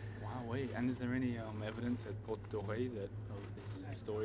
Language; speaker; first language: English; native; English